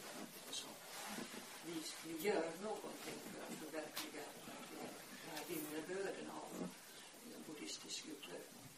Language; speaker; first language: Swedish; non-native, fluent; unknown